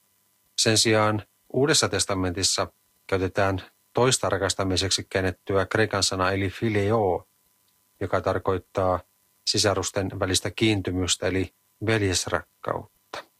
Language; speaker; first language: Finnish; native; Finnish